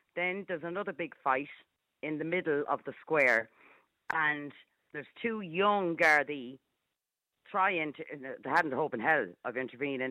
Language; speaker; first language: English; native; English